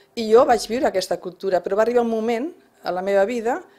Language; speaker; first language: Catalan; non-native, local second language; Spanish